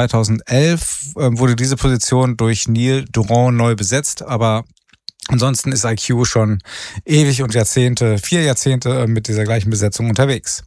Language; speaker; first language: German; native; German